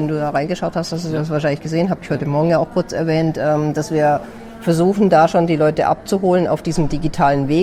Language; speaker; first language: German; native; German